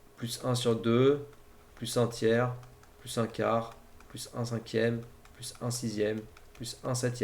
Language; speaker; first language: French; native; French